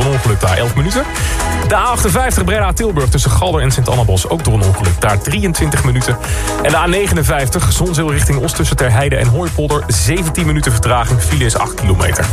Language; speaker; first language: Dutch; native; Dutch